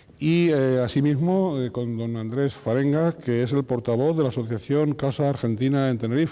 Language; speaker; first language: Spanish; native; Spanish